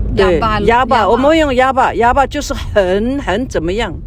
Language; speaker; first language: Chinese; non-native, local second language; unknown